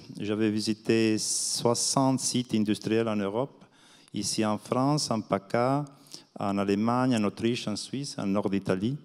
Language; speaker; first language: French; non-native, fluent; Italian